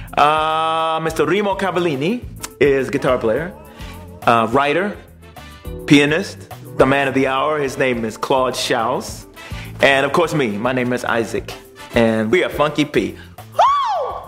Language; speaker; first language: English; native; English